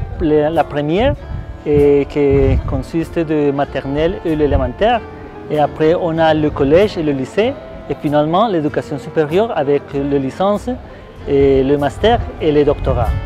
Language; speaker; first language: French; non-native, learner; Spanish